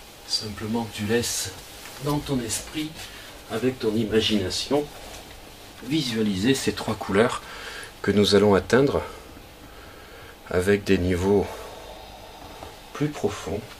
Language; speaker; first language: French; native; French